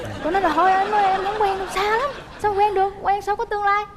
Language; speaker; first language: Vietnamese; native; Vietnamese